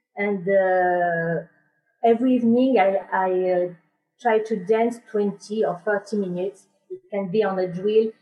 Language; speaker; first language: English; non-native, learner; French